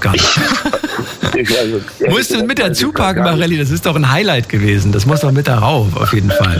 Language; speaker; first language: German; native; German